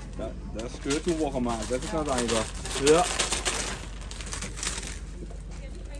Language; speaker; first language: German; non-native, learner; Dutch